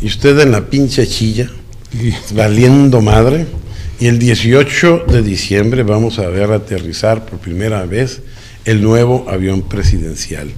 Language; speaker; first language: Spanish; native; Spanish